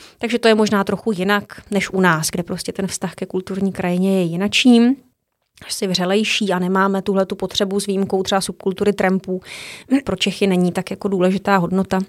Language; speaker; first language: Czech; native; Czech